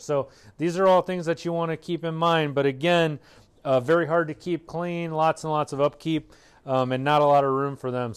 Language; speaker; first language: English; native; English